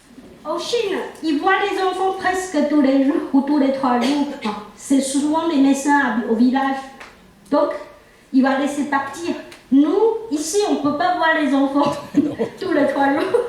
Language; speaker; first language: French; non-native, local second language; Chinese